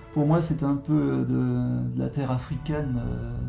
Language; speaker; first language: French; native; French